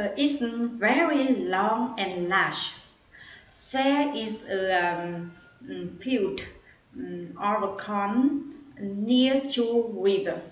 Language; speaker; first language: English; non-native, learner; Vietnamese